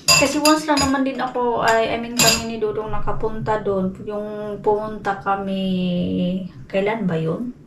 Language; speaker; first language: Filipino; non-native, local second language; Cebuano